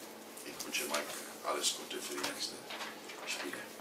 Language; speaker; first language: German; non-native, learner; English